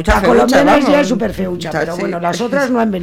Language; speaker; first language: Spanish; native; Spanish